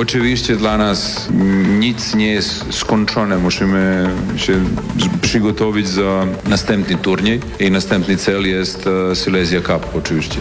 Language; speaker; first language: Polish; non-native, learner; Serbian